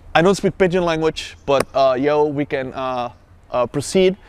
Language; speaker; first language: English; non-native, fluent; Dutch